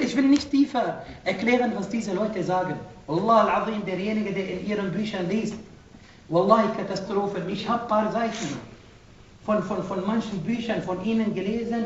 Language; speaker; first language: German; non-native, fluent; Arabic